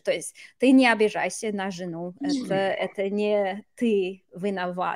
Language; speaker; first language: Russian; non-native, fluent; English